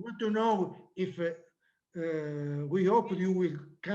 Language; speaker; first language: English; non-native, learner; Italian